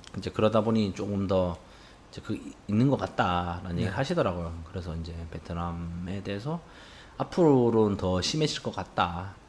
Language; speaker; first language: Korean; native; Korean